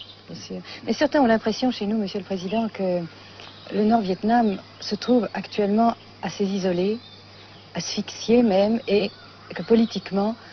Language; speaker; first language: French; native; French